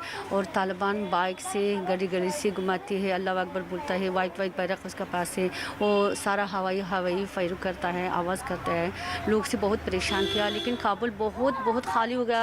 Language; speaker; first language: Hindi; non-native, learner; Persian